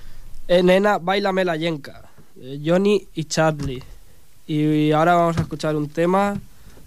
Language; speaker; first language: Spanish; native; Spanish